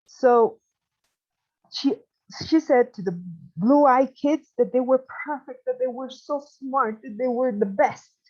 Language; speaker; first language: English; non-native, fluent; Spanish